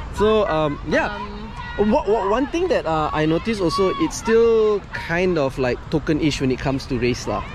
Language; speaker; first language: English; non-native, local second language; Malay